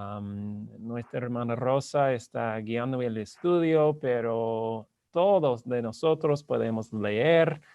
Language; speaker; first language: Spanish; non-native, learner; English